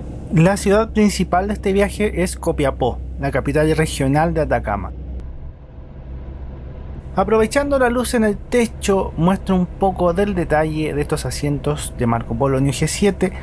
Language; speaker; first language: Spanish; native; Spanish